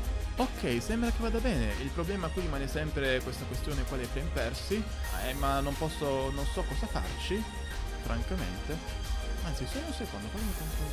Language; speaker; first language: Italian; native; Italian